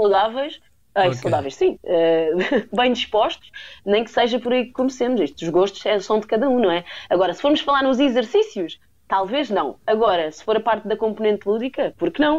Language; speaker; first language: Portuguese; native; Portuguese